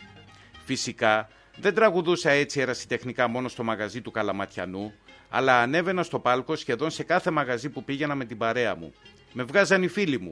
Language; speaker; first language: Greek; native; Greek